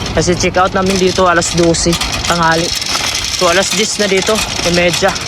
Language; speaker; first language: Filipino; non-native, local second language; Cebuano